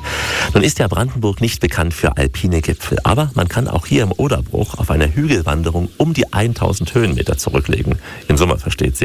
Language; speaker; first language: German; native; German